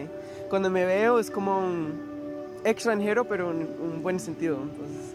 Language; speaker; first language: Spanish; non-native, fluent; English